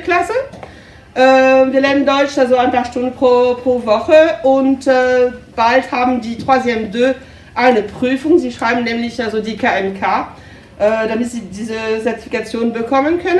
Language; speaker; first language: German; non-native, fluent; French